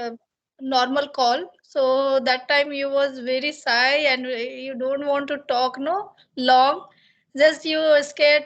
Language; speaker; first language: English; non-native, learner; Hindi